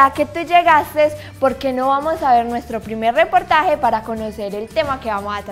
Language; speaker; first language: Spanish; native; Spanish